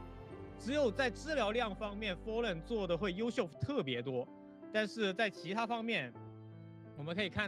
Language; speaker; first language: Chinese; native; Chinese